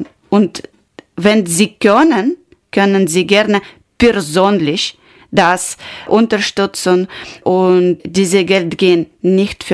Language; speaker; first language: German; non-native, learner; Ukrainian